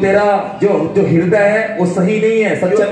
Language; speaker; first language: Hindi; native; Hindi